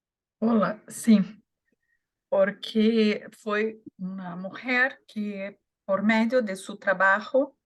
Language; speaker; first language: Portuguese; non-native, learner; Spanish